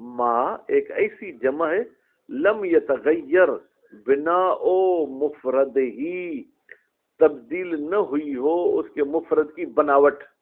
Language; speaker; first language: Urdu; non-native, local second language; Sindhi